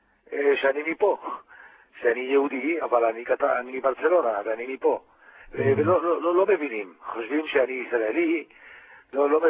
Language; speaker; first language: Hebrew; non-native, fluent; Spanish